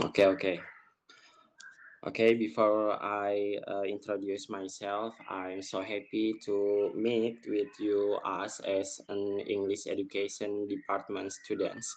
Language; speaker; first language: English; non-native, fluent; Indonesian